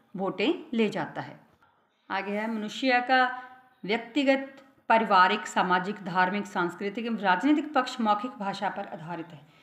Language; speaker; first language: Hindi; non-native, local second language; Punjabi